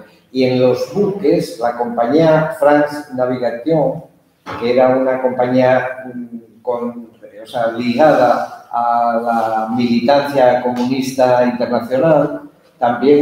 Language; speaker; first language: Spanish; early bilingual, heritage; Spanish